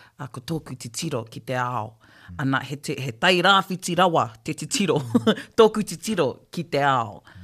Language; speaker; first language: Māori; native; Māori